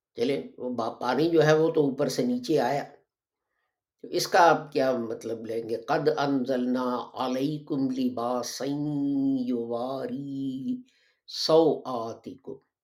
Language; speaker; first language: Urdu; native; Urdu